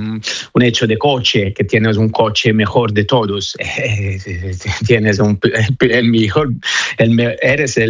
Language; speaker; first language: Spanish; non-native, fluent; Italian